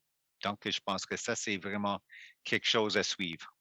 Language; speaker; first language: French; non-native, local second language; English